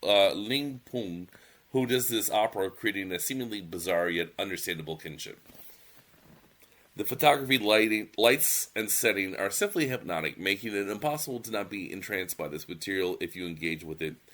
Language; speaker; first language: English; native; English